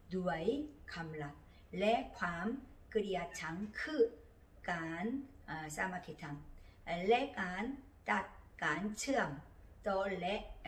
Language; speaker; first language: Thai; non-native, learner; Korean